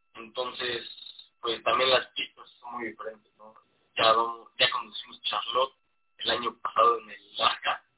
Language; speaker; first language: Spanish; native; Spanish